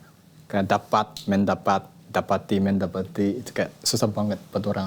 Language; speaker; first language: Indonesian; non-native, fluent; Japanese